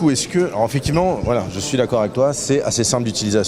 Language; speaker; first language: French; native; French